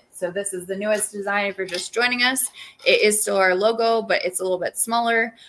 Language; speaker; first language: English; native; English